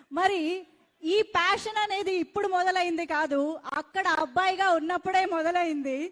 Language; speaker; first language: Telugu; native; Telugu